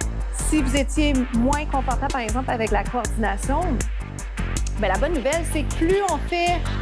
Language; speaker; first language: French; native; French